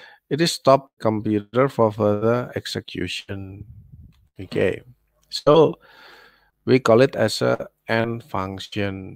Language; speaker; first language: English; non-native, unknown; Indonesian